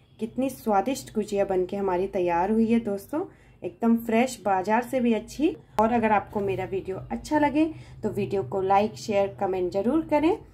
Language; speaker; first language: Hindi; native; Hindi